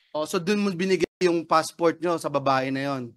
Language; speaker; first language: Filipino; native; Filipino